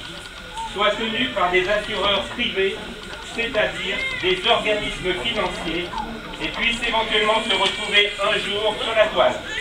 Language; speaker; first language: French; native; French